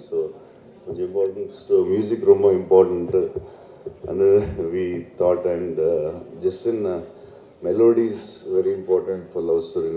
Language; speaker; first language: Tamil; non-native, learner; Telugu